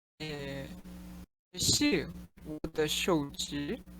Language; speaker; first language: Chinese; non-native, learner; Portuguese